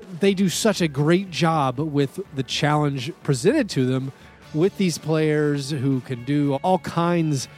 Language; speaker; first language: English; native; English